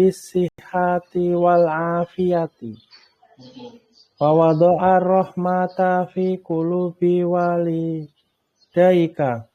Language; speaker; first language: Arabic; non-native, learner; Indonesian